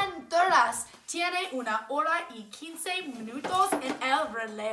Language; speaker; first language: Spanish; non-native, learner; English